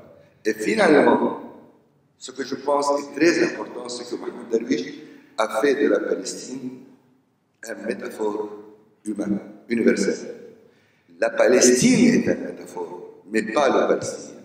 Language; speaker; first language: French; non-native, local second language; Arabic